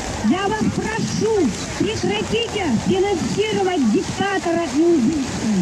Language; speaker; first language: Russian; native; Russian